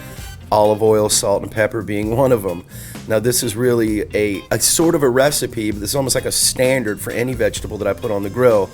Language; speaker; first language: English; native; English